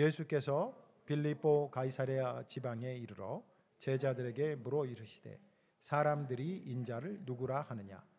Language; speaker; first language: Korean; native; Korean